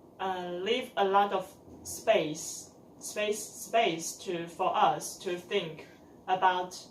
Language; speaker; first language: English; non-native, learner; Chinese